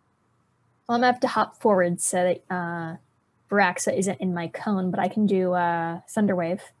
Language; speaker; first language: English; native; English